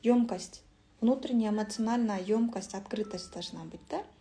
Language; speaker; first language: Russian; non-native, local second language; Kyrgyz